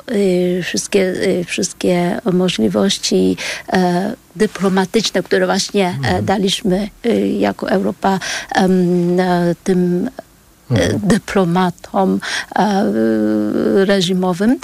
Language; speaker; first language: Polish; early bilingual, other home language; Vietnamese